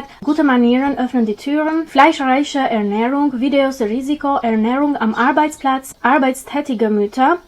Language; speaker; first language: German; non-native, fluent; Albanian